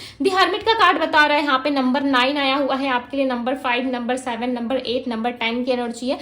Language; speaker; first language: Hindi; native; Hindi